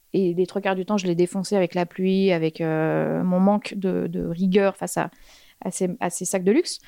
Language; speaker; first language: French; native; French